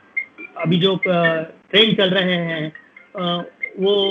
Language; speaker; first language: Hindi; native; Hindi